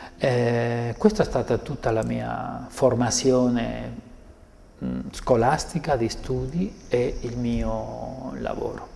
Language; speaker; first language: Italian; non-native, fluent; Spanish